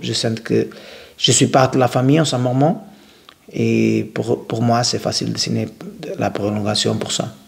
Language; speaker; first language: French; non-native, learner; Portuguese